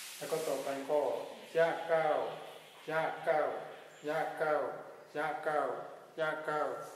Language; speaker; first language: Thai; non-native, fluent; Burmese